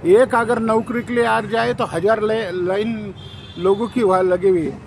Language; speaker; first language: Hindi; non-native, local second language; Marathi